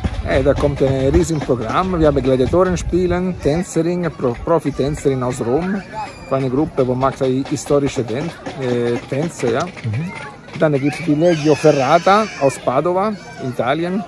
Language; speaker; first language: German; non-native, fluent; Italian